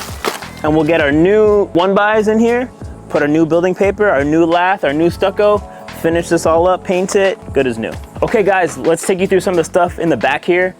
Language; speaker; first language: English; native; English